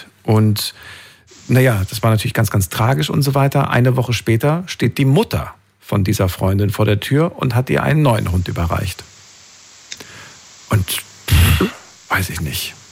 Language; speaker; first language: German; native; German